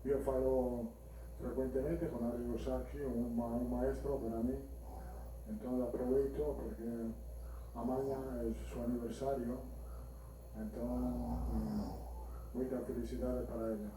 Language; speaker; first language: Portuguese; non-native, learner; Italian